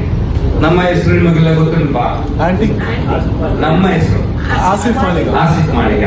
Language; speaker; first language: Kannada; non-native, local second language; Malayalam